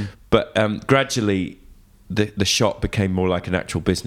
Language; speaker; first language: English; native; English